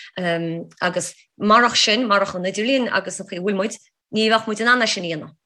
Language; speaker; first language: Irish; native; Irish